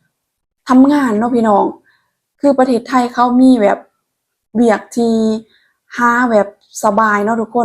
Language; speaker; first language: Thai; non-native, local second language; Lao